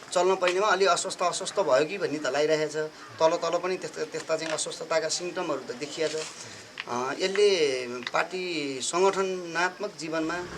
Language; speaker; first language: Nepali; native; Nepali